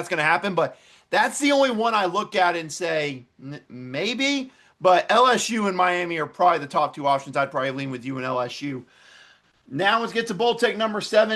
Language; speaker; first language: English; native; English